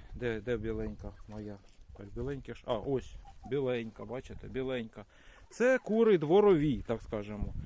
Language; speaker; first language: Ukrainian; non-native, local second language; Russian